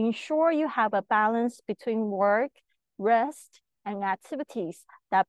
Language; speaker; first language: English; non-native, fluent; Chinese